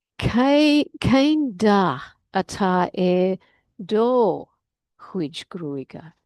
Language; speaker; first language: Irish; non-native, learner; English